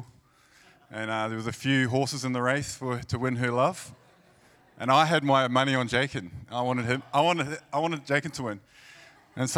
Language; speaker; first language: English; native; English